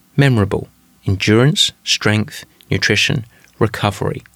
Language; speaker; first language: English; native; English